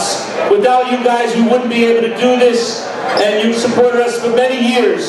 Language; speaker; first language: English; native; English